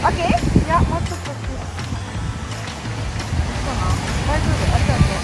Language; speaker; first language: Japanese; non-native, fluent; Russian